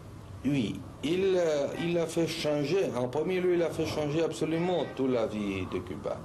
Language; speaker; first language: French; non-native, local second language; Spanish